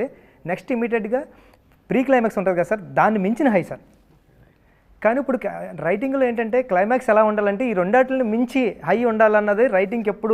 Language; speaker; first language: Telugu; native; Telugu